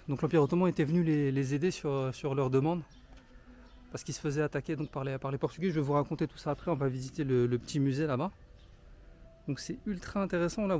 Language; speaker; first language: French; native; French